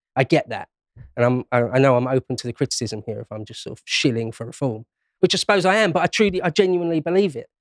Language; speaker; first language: English; native; English